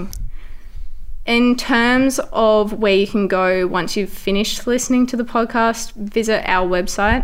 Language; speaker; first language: English; native; English